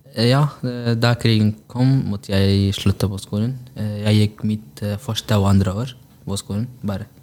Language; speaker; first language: Norwegian; non-native, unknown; Arabic